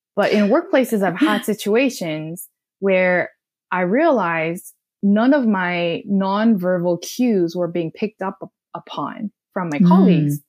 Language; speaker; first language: English; non-native, fluent; Korean